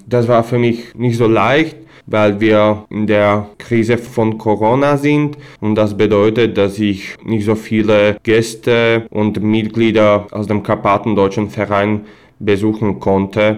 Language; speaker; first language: German; non-native, fluent; Slovak